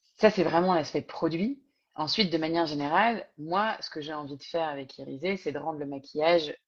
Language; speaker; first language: French; native; French